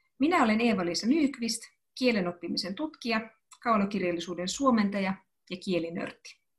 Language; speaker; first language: Finnish; native; Finnish